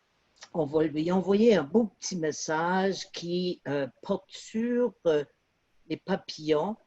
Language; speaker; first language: French; native; French